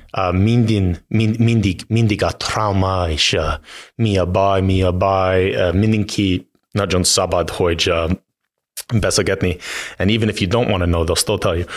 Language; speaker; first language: Hungarian; non-native, fluent; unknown